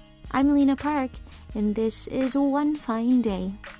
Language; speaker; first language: English; early bilingual, other home language; Korean